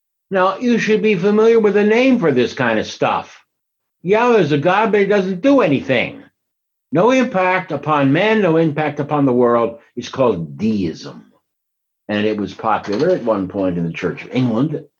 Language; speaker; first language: English; native; English